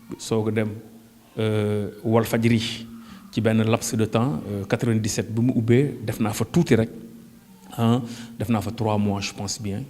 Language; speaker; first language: Wolof; native; Wolof